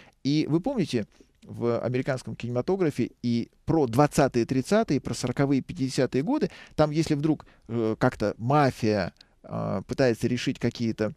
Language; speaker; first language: Russian; native; Russian